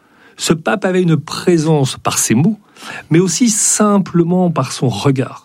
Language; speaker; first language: French; native; French